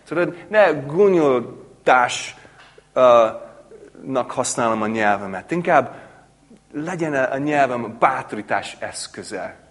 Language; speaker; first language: Hungarian; non-native, fluent; English